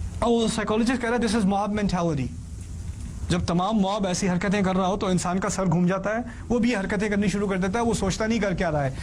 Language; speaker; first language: Urdu; early bilingual, heritage; Urdu